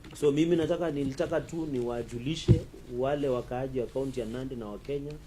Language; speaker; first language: Swahili; non-native, local second language; Kalenjin